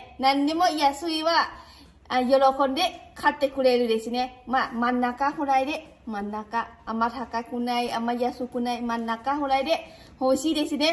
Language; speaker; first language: Japanese; non-native, learner; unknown